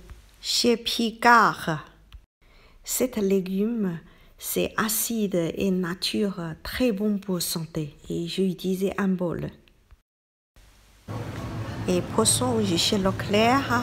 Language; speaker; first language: French; non-native, learner; Chinese